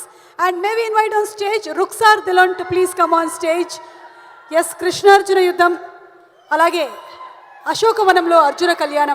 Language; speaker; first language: Telugu; native; Telugu